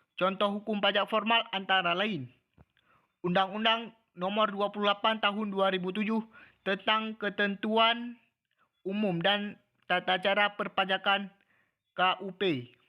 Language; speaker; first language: Malay; native; Malay